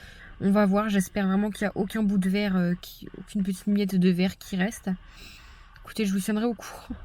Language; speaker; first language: French; native; French